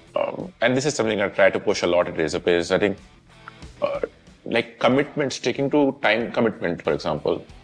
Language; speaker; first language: English; non-native, local second language; Hindi